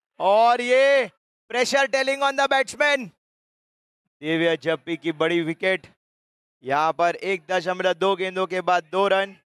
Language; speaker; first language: Hindi; non-native, local second language; Gujarati